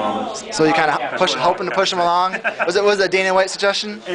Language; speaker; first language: English; native; English